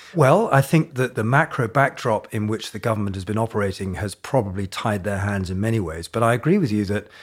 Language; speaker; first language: English; native; English